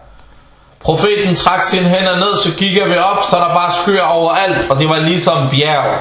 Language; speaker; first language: Danish; early bilingual, other home language; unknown